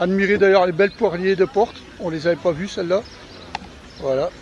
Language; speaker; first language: French; native; French